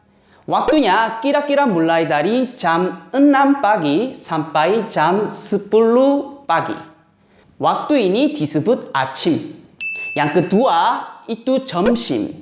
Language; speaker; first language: Indonesian; non-native, fluent; Korean